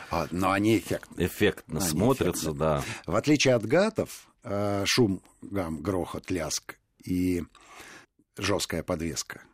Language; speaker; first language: Russian; native; Russian